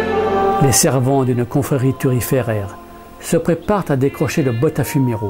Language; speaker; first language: French; native; French